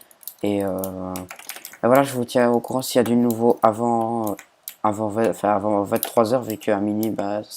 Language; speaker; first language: French; native; French